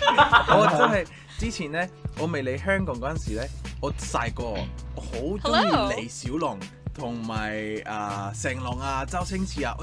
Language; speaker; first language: Cantonese; non-native, fluent; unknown